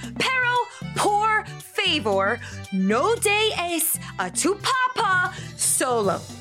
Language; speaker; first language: Spanish; early bilingual, heritage; Spanish